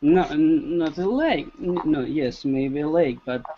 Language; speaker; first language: English; non-native, learner; Russian